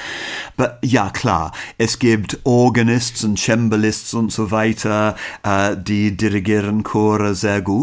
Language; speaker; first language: German; non-native, learner; English